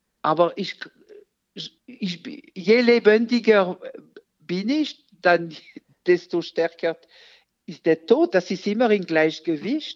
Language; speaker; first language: German; non-native, fluent; French